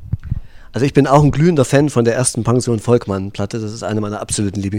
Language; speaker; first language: German; native; German